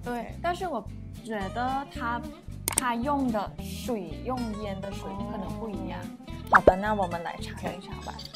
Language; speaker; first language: Chinese; non-native, fluent; Thai